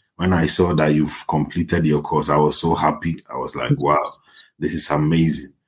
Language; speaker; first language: English; non-native, local second language; Akan